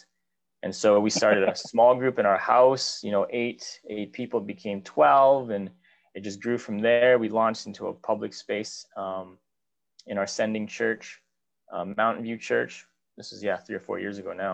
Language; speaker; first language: English; native; English